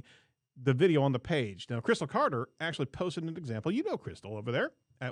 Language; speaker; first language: English; native; English